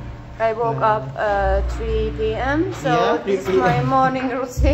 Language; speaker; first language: English; non-native, learner; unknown